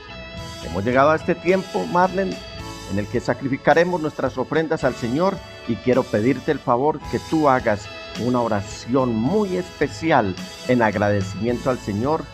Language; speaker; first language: Spanish; native; Spanish